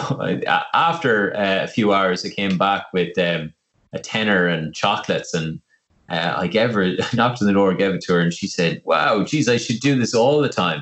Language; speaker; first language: English; native; English